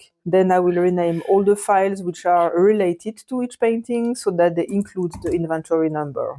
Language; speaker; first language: English; non-native, fluent; French